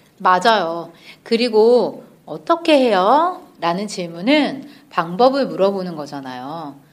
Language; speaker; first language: Korean; native; Korean